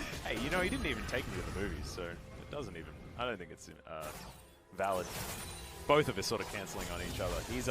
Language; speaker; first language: English; native; English